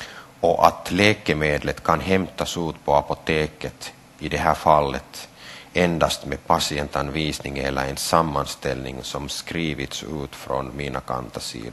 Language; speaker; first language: Swedish; non-native, local second language; Finnish